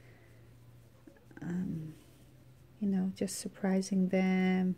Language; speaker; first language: English; native; English